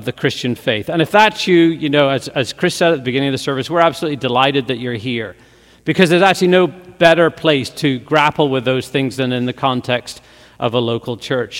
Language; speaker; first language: English; native; English